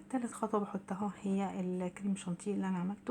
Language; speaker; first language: Arabic; native; Arabic